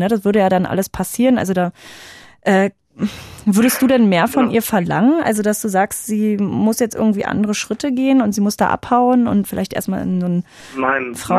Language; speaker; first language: German; native; German